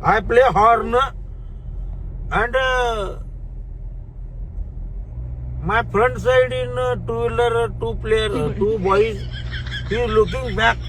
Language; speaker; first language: English; non-native, learner; Marathi